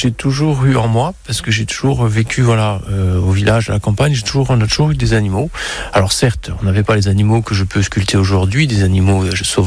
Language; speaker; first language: French; native; French